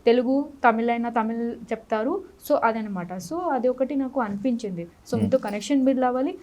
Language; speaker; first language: Telugu; non-native, fluent; Hindi